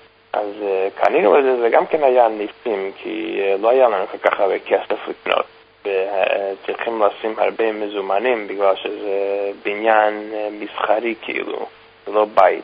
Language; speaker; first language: Hebrew; non-native, fluent; English